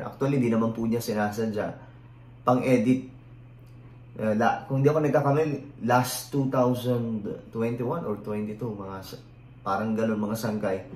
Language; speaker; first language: Filipino; native; Filipino